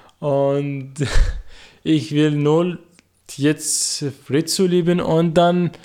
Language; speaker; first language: German; non-native, learner; Arabic